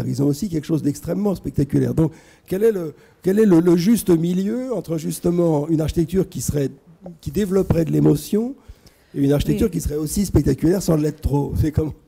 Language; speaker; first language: French; native; French